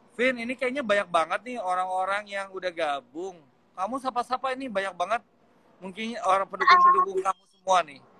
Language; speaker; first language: Indonesian; native; Indonesian